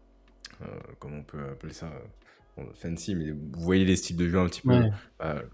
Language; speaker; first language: French; native; French